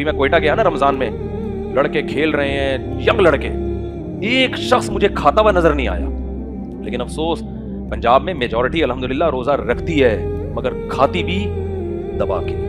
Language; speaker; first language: Urdu; native; Urdu